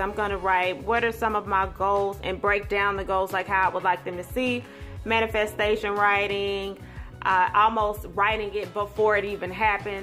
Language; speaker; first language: English; native; English